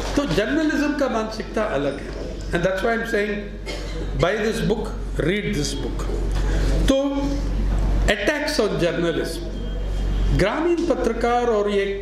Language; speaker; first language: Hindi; non-native, local second language; Telugu